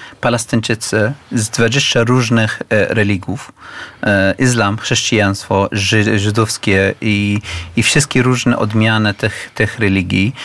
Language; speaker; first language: Polish; non-native, fluent; Arabic